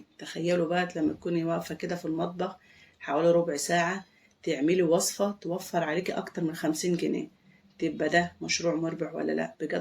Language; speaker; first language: Arabic; native; Arabic